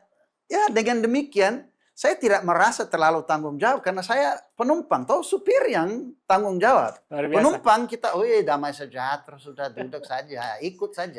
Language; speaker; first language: Indonesian; non-native, fluent; English